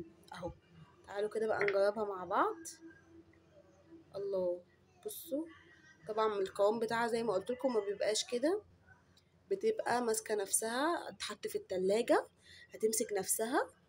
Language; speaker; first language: Arabic; native; Arabic